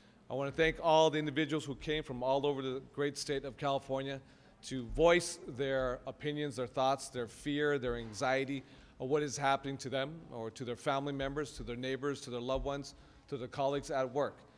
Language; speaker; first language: English; early bilingual, other home language; Spanish